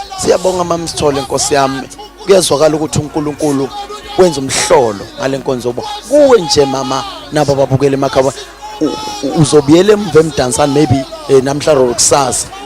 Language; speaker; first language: Zulu; native; Zulu